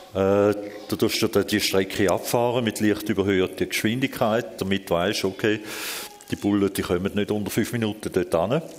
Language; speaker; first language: German; early bilingual, other home language; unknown